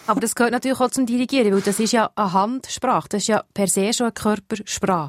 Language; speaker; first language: German; native; German